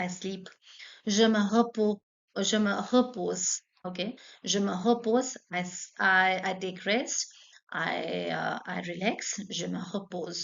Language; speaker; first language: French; non-native, fluent; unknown